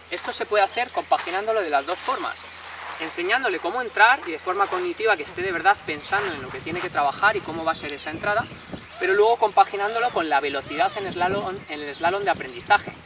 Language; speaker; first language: Spanish; native; Spanish